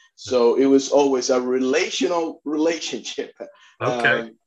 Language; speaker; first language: English; non-native, fluent; Spanish